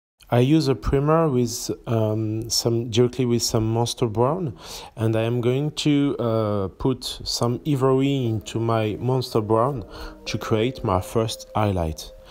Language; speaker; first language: English; non-native, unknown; French